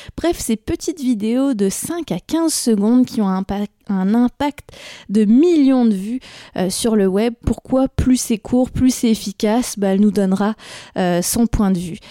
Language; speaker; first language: French; native; French